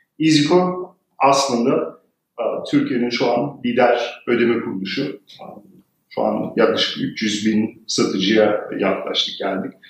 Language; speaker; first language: Turkish; early bilingual, heritage; Turkish